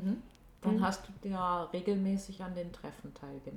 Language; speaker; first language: German; native; German